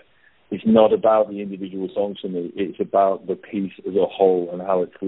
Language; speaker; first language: English; native; English